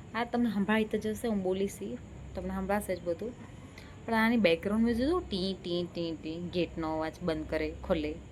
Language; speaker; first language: Gujarati; non-native, local second language; Kachhi